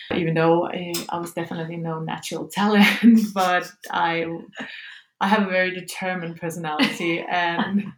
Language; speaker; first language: English; non-native, fluent; Danish